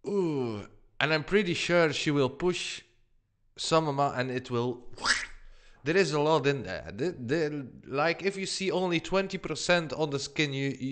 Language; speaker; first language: English; non-native, fluent; Dutch